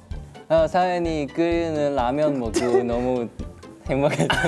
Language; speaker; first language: Korean; non-native, fluent; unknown